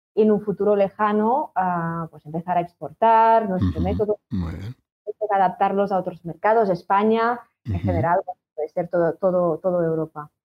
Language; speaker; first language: Spanish; non-native, fluent; French